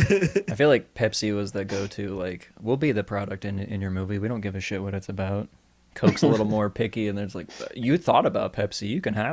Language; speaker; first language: English; native; English